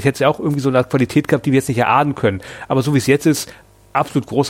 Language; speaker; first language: German; native; German